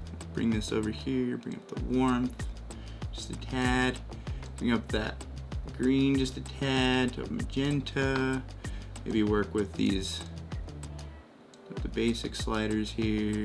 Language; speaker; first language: English; native; English